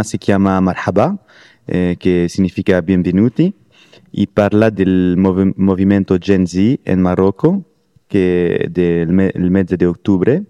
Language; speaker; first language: Italian; non-native, learner; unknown